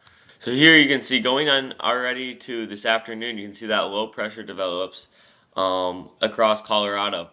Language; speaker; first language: English; native; English